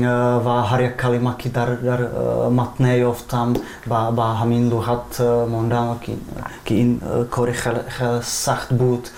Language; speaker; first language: Persian; non-native, fluent; Czech